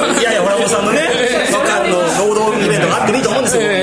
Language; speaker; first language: Japanese; native; Japanese